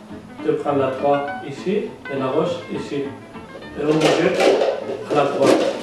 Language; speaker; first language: French; non-native, learner; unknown